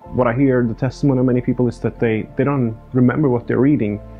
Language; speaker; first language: English; non-native, fluent; Swedish